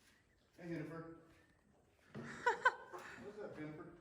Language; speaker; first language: English; native; English